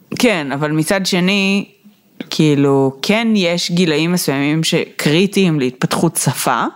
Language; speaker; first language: Hebrew; native; Hebrew